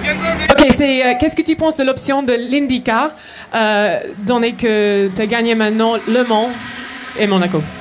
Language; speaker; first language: French; non-native, fluent; English